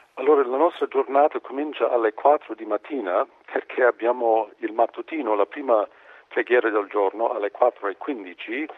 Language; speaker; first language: Italian; non-native, fluent; English